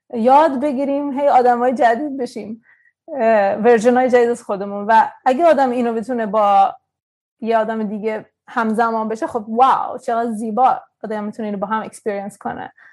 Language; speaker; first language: Persian; early bilingual, heritage; Persian